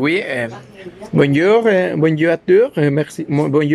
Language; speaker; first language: French; non-native, learner; Spanish